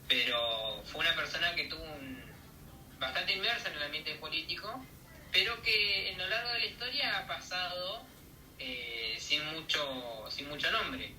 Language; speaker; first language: Spanish; native; Spanish